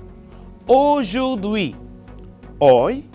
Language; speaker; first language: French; non-native, fluent; Spanish